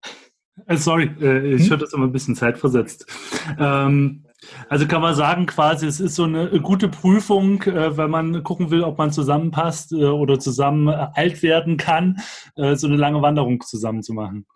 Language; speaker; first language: German; native; German